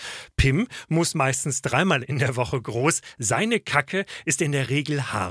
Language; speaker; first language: German; native; German